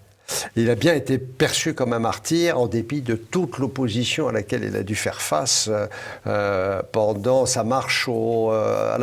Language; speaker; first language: French; native; French